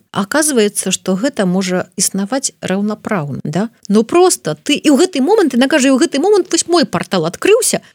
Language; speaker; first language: Belarusian; non-native, local second language; Russian